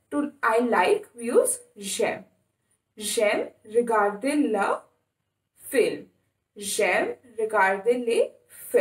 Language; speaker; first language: French; non-native, fluent; Hindi